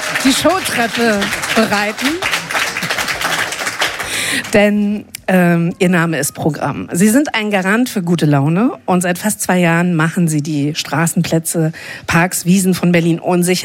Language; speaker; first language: German; native; German